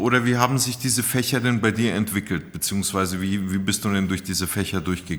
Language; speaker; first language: German; native; German